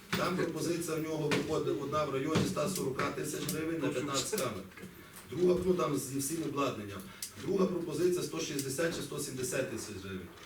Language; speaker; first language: Ukrainian; native; Ukrainian